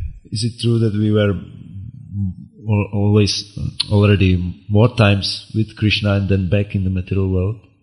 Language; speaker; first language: English; non-native, fluent; Czech